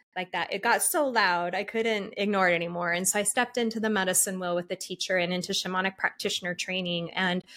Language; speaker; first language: English; native; English